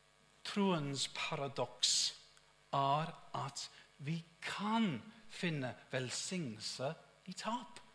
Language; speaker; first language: Norwegian; non-native, fluent; English